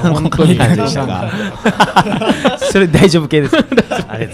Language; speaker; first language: Japanese; native; Japanese